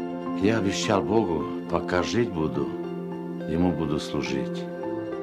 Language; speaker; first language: Russian; non-native, local second language; Romany